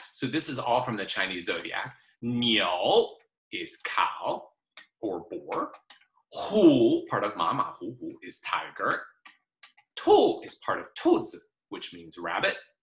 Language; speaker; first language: English; native; English